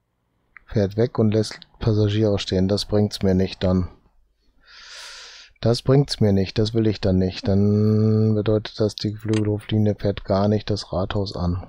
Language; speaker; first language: German; native; German